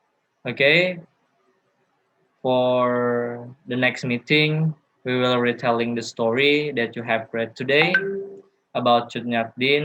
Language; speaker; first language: English; non-native, learner; Indonesian